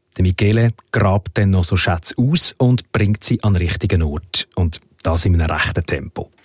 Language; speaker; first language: German; native; German